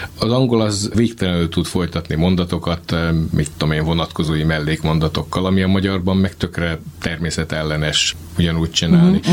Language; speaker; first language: Hungarian; native; Hungarian